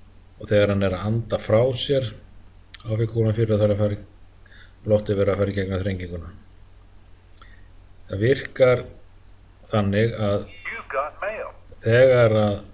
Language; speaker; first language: Icelandic; native; Icelandic